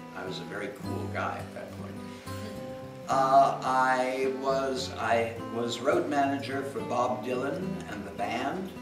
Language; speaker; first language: English; native; English